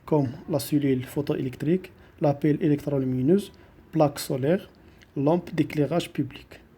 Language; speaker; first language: French; non-native, local second language; Arabic